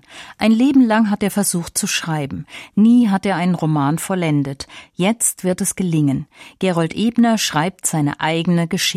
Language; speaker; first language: German; native; German